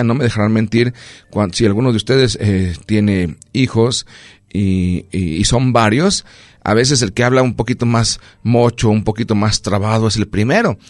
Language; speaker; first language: Spanish; native; Spanish